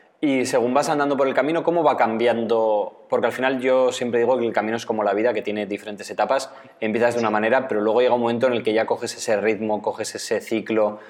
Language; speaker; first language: Spanish; native; Spanish